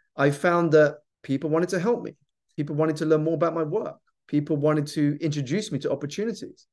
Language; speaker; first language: English; native; English